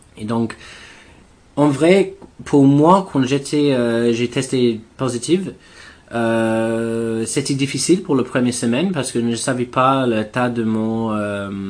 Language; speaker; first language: French; non-native, learner; English